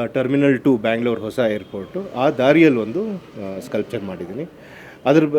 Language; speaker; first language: Kannada; native; Kannada